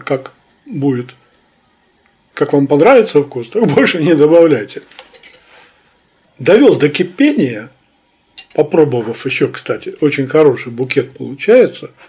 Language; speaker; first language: Russian; native; Russian